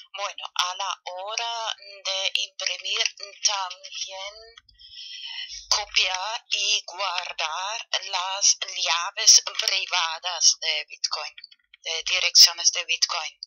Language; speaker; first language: Spanish; non-native, fluent; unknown